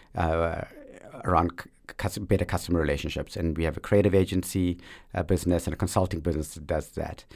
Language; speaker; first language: English; native; English